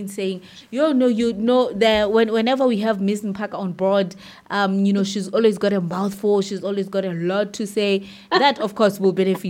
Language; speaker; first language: English; non-native, local second language; Southern Sotho